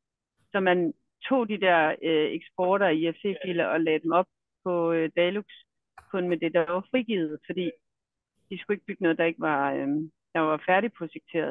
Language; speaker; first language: Danish; native; Danish